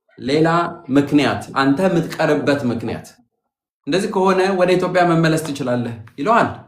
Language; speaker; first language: Amharic; native; Amharic